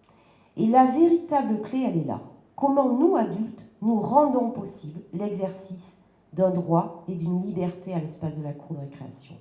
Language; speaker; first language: French; native; French